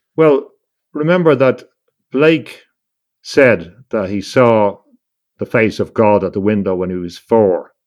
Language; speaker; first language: English; native; English